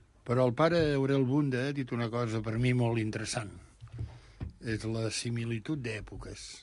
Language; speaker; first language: Spanish; non-native, fluent; Romanian